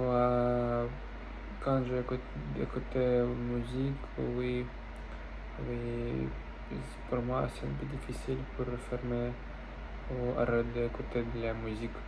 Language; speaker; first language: French; non-native, learner; Russian